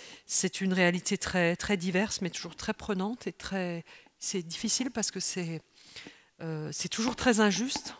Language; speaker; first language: French; native; French